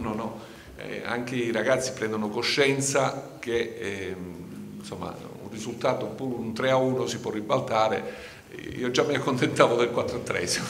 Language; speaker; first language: Italian; native; Italian